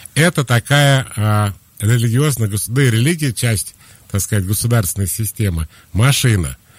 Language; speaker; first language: Russian; native; Russian